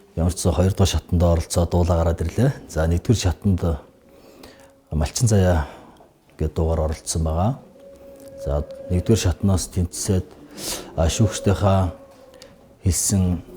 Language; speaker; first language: Mongolian; non-native, local second language; Kazakh